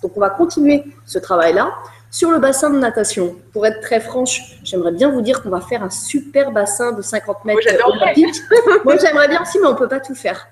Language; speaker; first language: French; native; French